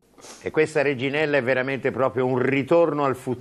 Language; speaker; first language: Italian; native; Italian